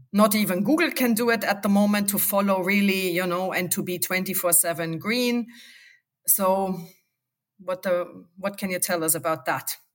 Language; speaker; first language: English; non-native, fluent; German